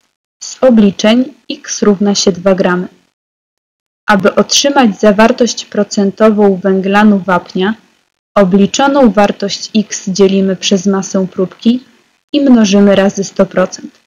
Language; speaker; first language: Polish; native; Polish